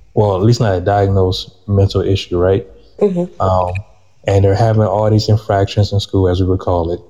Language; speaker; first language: English; native; English